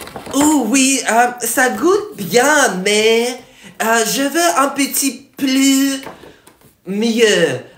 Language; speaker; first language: French; non-native, learner; English